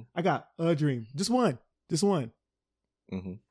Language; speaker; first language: English; early bilingual, other home language; Haitian Creole